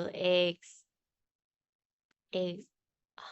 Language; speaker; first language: English; non-native, learner; Indonesian